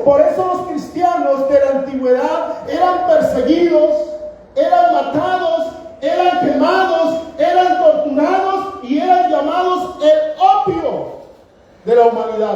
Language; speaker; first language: Spanish; native; Spanish